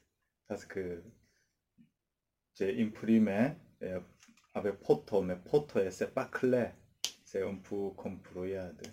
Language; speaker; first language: French; non-native, learner; Korean